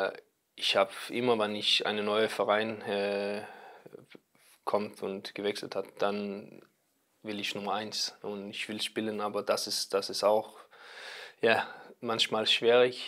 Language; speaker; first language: German; non-native, learner; Danish